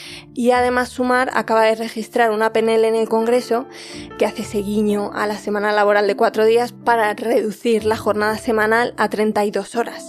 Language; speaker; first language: Spanish; native; Spanish